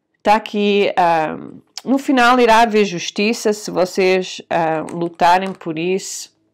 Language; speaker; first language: Portuguese; early bilingual, heritage; Portuguese